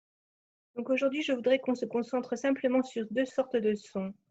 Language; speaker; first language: French; native; French